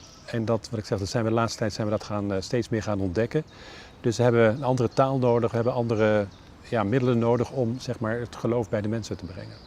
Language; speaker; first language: Dutch; native; Dutch